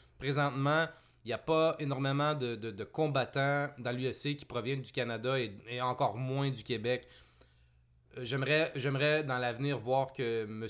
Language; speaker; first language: French; native; French